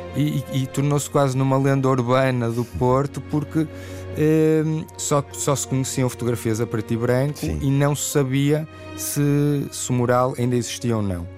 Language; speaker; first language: Portuguese; native; Portuguese